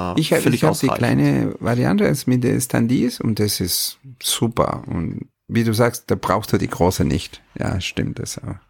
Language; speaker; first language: German; non-native, fluent; Spanish